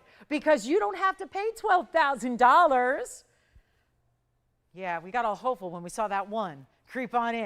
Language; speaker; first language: English; native; English